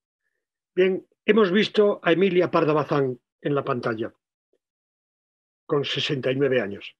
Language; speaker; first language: Spanish; native; Spanish